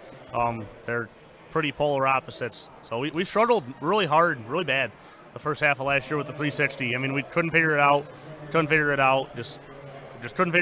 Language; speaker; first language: English; native; English